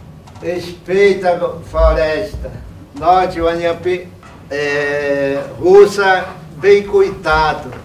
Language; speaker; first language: Portuguese; non-native, local second language; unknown